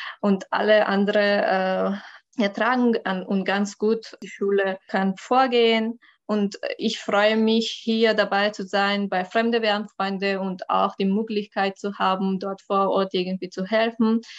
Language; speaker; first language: German; non-native, learner; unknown